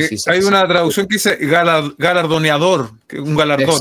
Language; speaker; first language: Spanish; native; Spanish